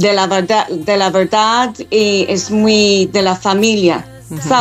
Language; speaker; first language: Spanish; non-native, learner; English